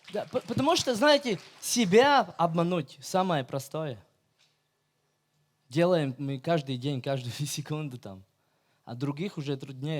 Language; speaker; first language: Russian; non-native, fluent; Latvian